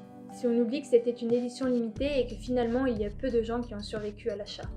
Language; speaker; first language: French; native; French